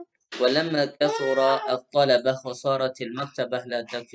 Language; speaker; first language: Arabic; non-native, fluent; Indonesian